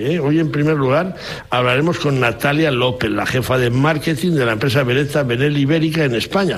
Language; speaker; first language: Spanish; native; Spanish